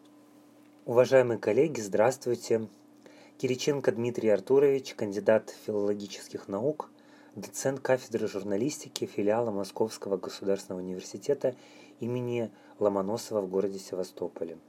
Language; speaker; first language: Russian; native; Russian